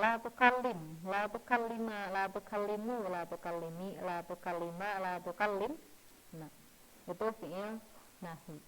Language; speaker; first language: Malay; non-native, local second language; Sundanese